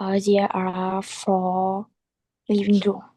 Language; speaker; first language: English; non-native, learner; Chinese